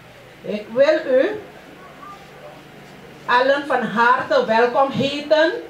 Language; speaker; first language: Dutch; non-native, local second language; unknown